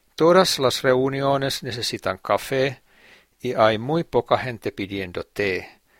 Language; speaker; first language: Spanish; non-native, fluent; Finnish